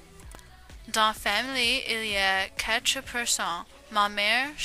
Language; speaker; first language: French; non-native, learner; English